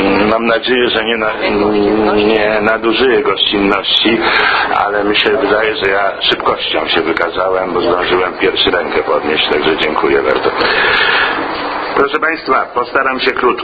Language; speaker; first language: Polish; native; Polish